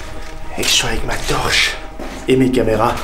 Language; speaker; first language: French; native; French